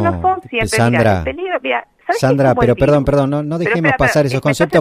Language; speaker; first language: Spanish; native; Spanish